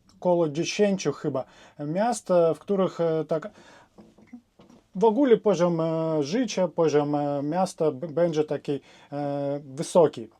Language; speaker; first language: Polish; non-native, fluent; Russian